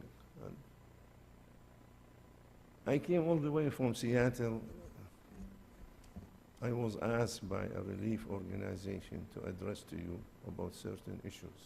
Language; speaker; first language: English; non-native, fluent; Arabic